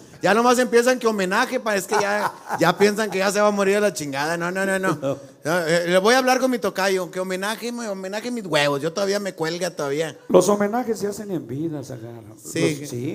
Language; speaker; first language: Spanish; native; Spanish